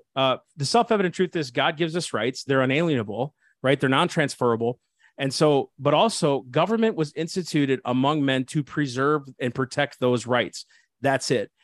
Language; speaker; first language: English; early bilingual, other home language; Spanish